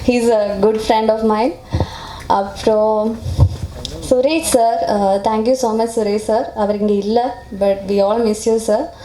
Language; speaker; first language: Tamil; non-native, fluent; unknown